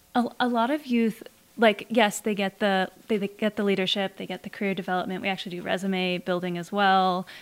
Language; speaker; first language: English; native; English